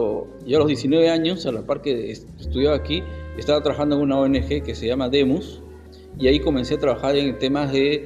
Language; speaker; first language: Spanish; native; Spanish